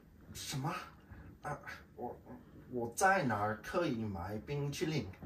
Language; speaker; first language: Chinese; non-native, learner; English